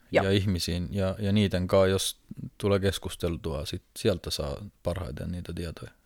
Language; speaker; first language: Finnish; non-native, fluent; Estonian